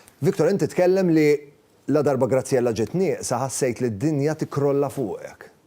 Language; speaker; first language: Maltese; native; Maltese